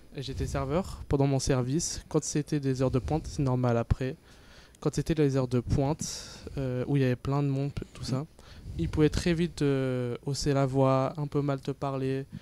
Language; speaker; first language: French; native; French